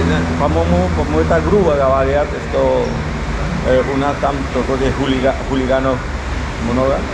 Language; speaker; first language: Russian; non-native, learner; Spanish